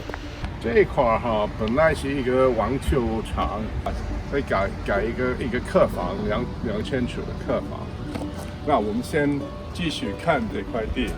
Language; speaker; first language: Chinese; early bilingual, heritage; Chinese